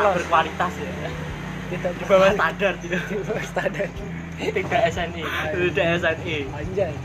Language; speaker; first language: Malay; non-native, local second language; Javanese